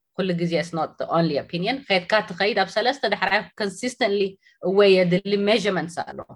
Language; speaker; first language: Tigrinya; early bilingual, other home language; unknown